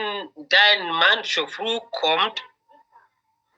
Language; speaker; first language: German; non-native, learner; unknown